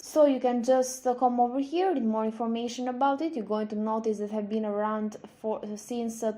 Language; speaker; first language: English; non-native, fluent; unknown